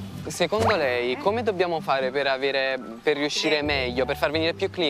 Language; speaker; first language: Italian; non-native, fluent; Korean